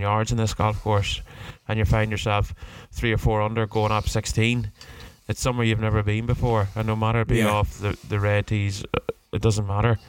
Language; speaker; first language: English; native; English